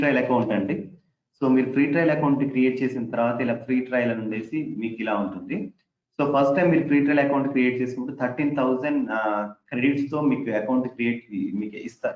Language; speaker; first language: Telugu; native; Telugu